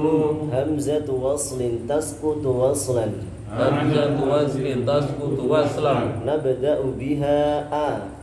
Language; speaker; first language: Arabic; non-native, fluent; Indonesian